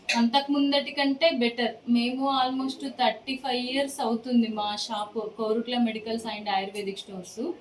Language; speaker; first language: Telugu; native; Telugu